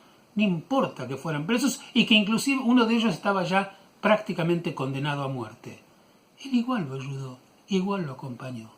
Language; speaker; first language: Spanish; native; Spanish